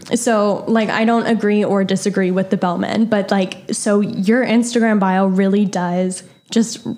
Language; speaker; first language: English; native; English